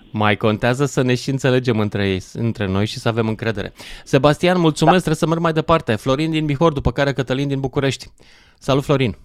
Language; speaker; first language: Romanian; native; Romanian